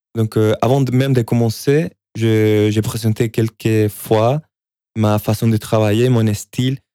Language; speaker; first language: French; non-native, fluent; Spanish